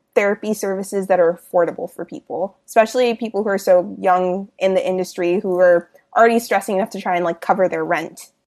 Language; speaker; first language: English; early bilingual, other home language; Hindi